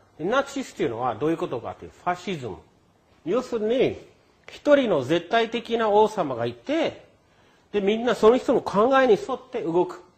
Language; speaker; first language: Japanese; non-native, fluent; English